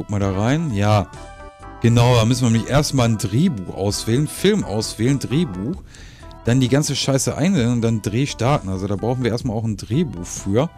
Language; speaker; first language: German; native; German